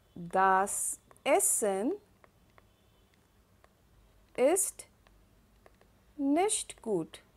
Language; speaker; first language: German; non-native, fluent; Hindi